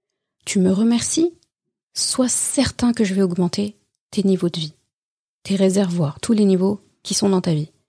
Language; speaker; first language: French; native; French